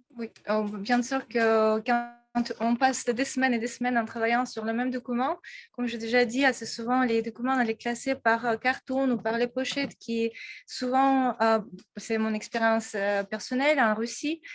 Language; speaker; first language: French; non-native, fluent; Russian